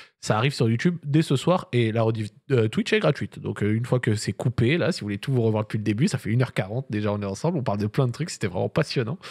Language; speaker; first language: French; native; French